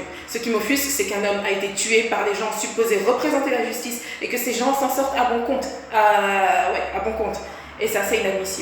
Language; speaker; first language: French; native; French